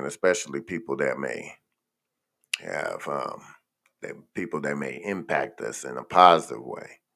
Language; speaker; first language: English; native; English